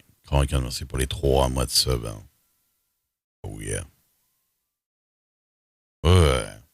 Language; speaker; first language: French; native; French